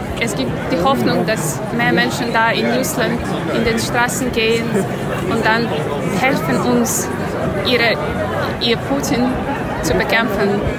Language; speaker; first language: German; non-native, fluent; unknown